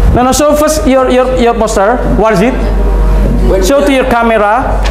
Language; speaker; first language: English; non-native, fluent; Indonesian